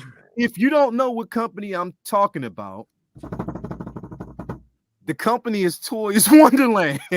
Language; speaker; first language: English; native; English